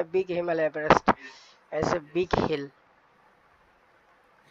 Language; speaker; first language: English; non-native, learner; Bangla